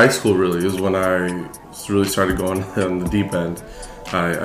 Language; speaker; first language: English; native; English